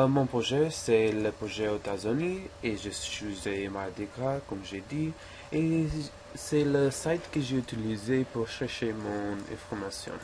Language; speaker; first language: French; non-native, learner; English